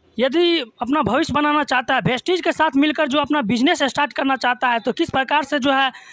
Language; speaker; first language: Hindi; native; Hindi